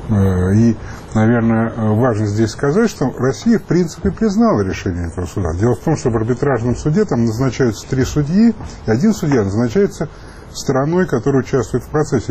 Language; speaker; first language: Russian; native; Russian